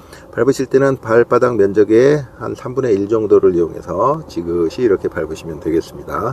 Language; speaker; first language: Korean; native; Korean